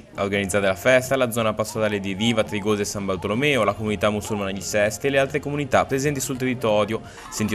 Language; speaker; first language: Italian; native; Italian